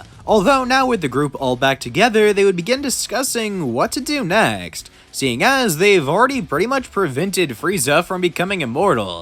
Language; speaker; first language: English; native; English